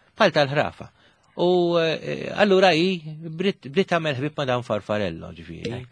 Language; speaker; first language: Maltese; native; Maltese